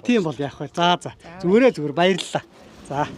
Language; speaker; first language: Mongolian; native; Mongolian